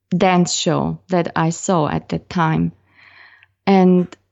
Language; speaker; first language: English; non-native, fluent; German